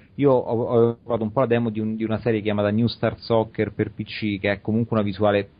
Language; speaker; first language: Italian; native; Italian